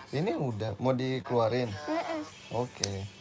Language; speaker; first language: Indonesian; native; Indonesian